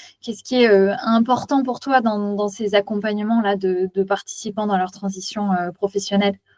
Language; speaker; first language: French; native; French